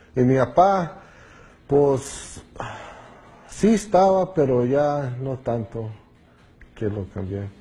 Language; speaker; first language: Spanish; early bilingual, heritage; Spanish